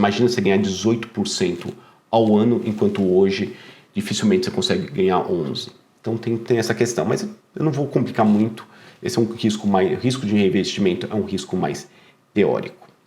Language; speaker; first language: Portuguese; native; Portuguese